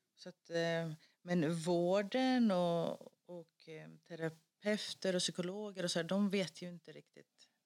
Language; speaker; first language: Swedish; early bilingual, other home language; Greek